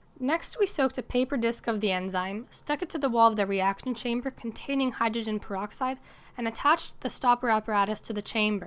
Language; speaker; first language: English; native; English